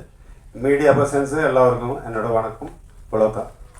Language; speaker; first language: Tamil; non-native, learner; Malayalam